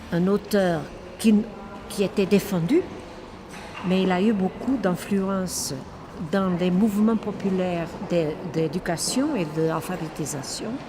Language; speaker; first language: French; non-native, fluent; Portuguese